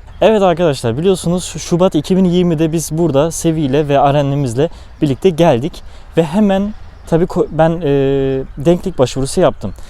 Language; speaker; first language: Turkish; early bilingual, heritage; Turkish